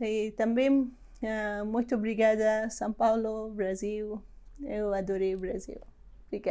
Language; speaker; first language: Portuguese; non-native, learner; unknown